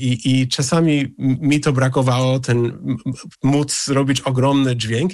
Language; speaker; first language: Polish; early bilingual, heritage; English